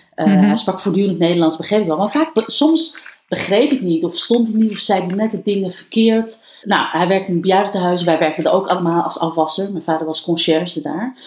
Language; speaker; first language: Dutch; early bilingual, other home language; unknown